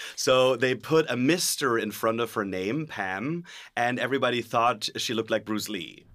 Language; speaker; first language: English; non-native, fluent; German